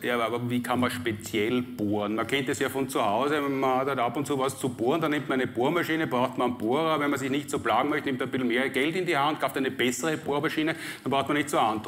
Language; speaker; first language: German; native; German